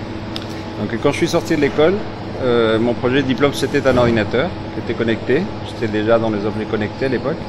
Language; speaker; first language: French; non-native, fluent; Spanish